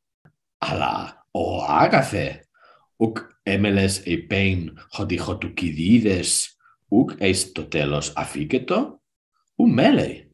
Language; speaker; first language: Greek; non-native, learner; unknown